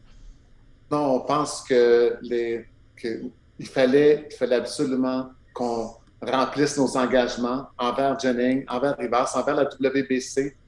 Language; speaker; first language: French; native; French